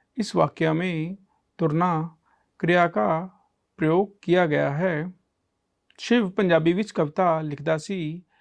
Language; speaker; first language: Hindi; non-native, local second language; Punjabi